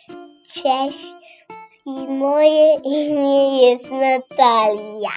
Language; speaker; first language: Polish; early bilingual, heritage; Polish